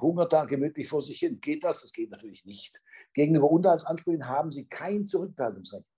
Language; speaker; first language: German; native; German